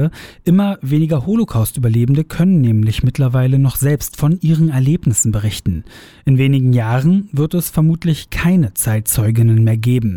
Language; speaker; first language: German; native; German